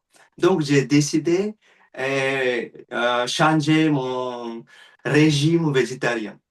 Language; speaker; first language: French; non-native, learner; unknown